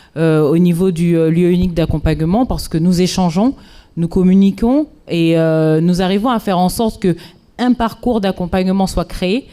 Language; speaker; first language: French; native; French